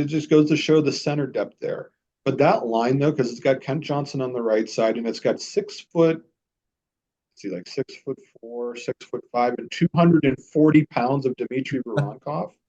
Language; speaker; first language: English; native; English